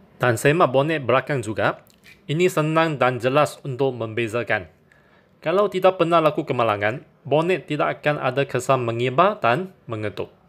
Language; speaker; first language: Malay; non-native, local second language; Chinese